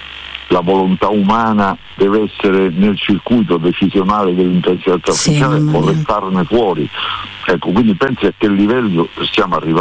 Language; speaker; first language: Italian; native; Italian